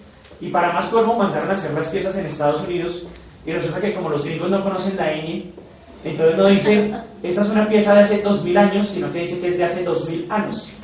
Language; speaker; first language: Spanish; native; Spanish